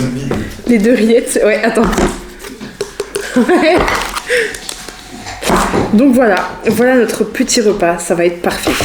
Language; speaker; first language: French; native; French